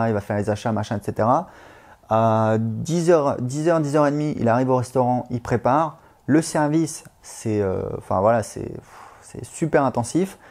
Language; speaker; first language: French; native; French